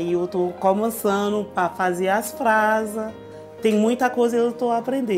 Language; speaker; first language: Portuguese; non-native, learner; Haitian Creole